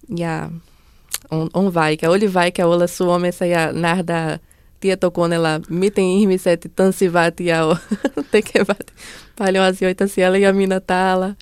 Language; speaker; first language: Finnish; non-native, learner; Portuguese